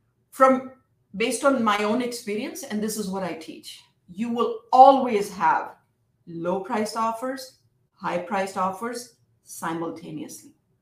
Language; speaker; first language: English; non-native, local second language; Hindi